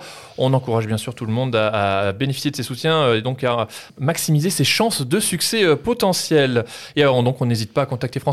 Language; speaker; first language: French; native; French